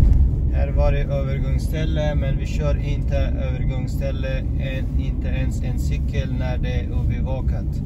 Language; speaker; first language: Swedish; non-native, fluent; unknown